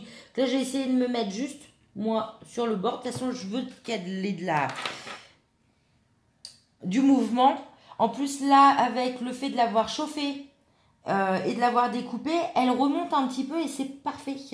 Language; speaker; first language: French; native; French